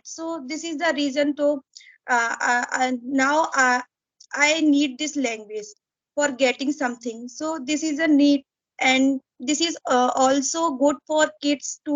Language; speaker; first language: English; non-native, learner; Hindi